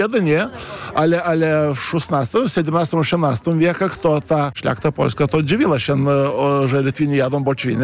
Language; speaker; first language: Polish; non-native, fluent; Lithuanian